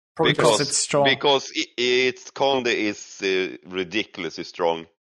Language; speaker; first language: English; non-native, fluent; Swedish